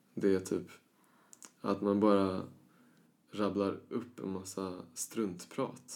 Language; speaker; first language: Swedish; early bilingual, other home language; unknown